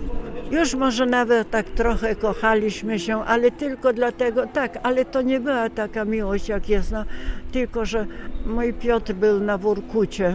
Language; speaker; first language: Polish; non-native, local second language; Ukrainian